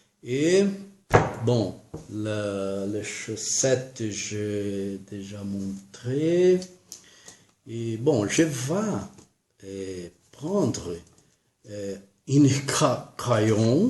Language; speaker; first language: French; non-native, learner; Portuguese